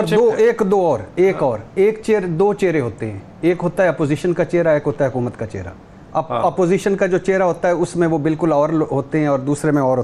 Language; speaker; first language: Urdu; native; Urdu